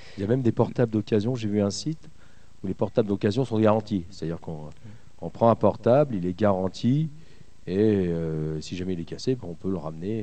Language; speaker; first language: French; native; French